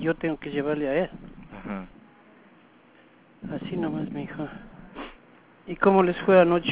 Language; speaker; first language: Spanish; native; Spanish